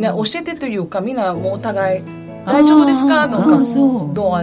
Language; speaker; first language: Japanese; non-native, fluent; Filipino